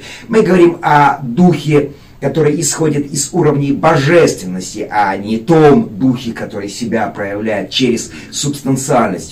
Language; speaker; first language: Russian; native; Russian